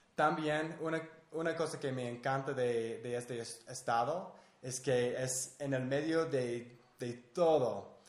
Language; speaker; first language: Spanish; non-native, fluent; English